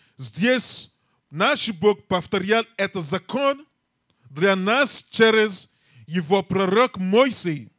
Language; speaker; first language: Russian; non-native, learner; English